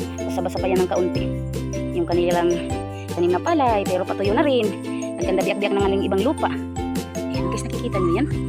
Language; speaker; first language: Filipino; non-native, local second language; Waray